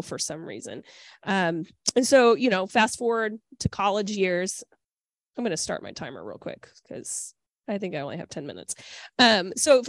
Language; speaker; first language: English; native; English